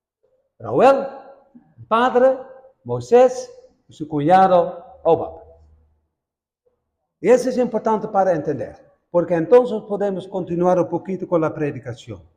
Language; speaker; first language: Spanish; non-native, fluent; Dutch